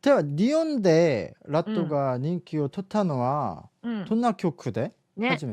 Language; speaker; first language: Japanese; non-native, fluent; Korean